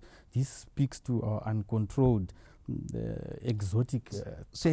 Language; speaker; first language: English; non-native, local second language; Shona